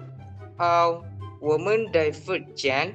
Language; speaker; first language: Chinese; non-native, learner; Malay